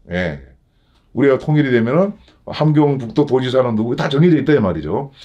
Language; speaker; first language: Korean; native; Korean